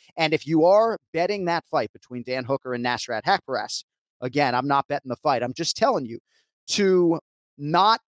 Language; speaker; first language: English; native; English